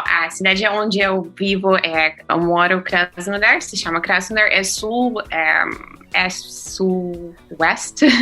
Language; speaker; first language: Portuguese; non-native, fluent; Russian